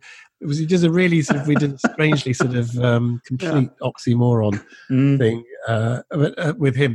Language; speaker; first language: English; native; English